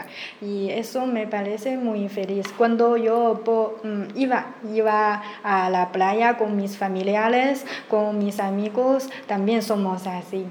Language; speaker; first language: Spanish; non-native, learner; Chinese